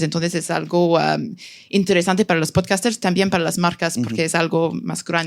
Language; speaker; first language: Spanish; non-native, fluent; French